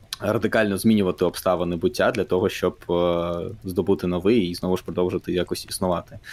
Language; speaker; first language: Ukrainian; non-native, local second language; Russian